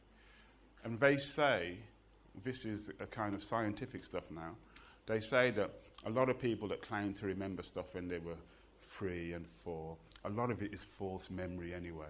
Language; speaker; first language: English; native; English